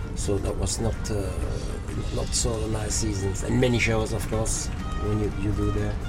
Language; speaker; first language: English; early bilingual, other home language; French